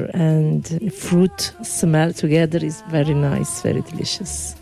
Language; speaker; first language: English; non-native, fluent; Turkish